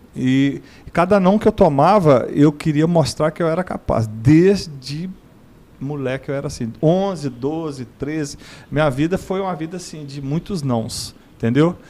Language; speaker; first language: Portuguese; native; Portuguese